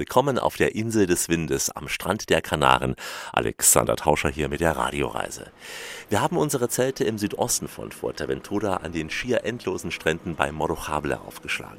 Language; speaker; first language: German; native; German